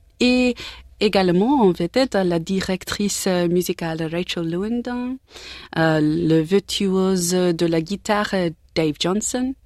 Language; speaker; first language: French; non-native, learner; English